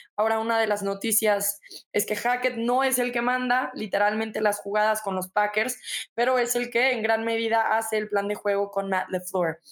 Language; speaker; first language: Spanish; native; Spanish